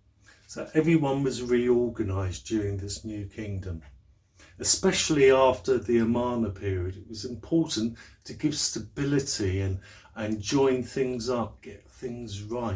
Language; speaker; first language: English; native; English